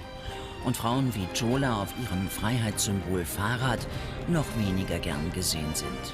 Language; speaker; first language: German; native; German